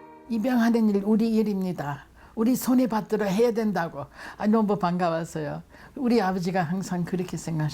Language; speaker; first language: Korean; non-native, fluent; English